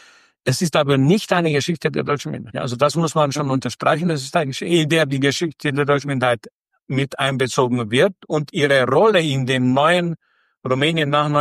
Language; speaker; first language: German; non-native, fluent; Romanian